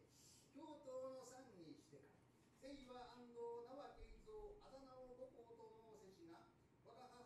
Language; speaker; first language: Japanese; native; Japanese